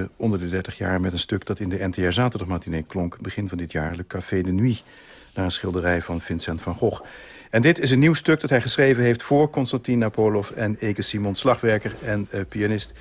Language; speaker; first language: Dutch; native; Dutch